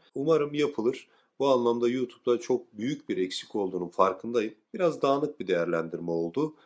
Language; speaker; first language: Turkish; native; Turkish